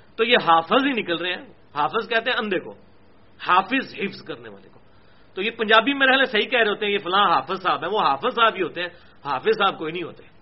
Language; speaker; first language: Urdu; non-native, local second language; Punjabi